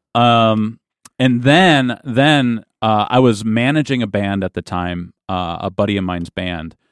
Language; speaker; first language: English; native; English